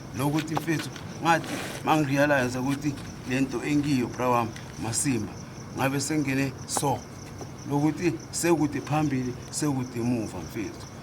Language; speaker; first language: Zulu; native; Zulu